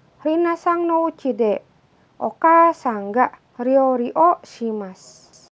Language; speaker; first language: Japanese; non-native, fluent; Indonesian